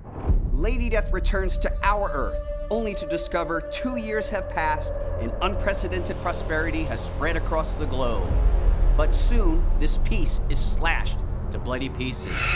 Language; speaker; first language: English; native; English